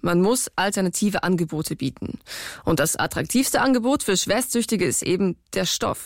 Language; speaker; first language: German; native; German